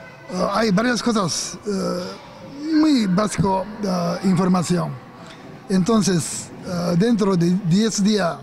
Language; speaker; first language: Spanish; non-native, learner; Japanese